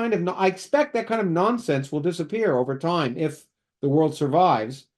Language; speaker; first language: English; native; English